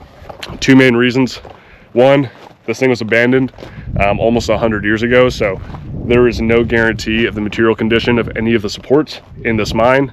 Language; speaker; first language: English; native; English